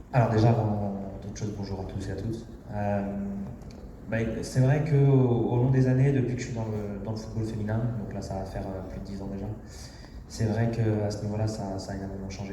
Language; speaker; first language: French; native; French